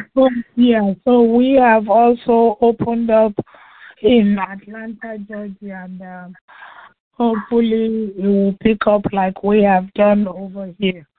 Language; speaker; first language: English; non-native, local second language; Igbo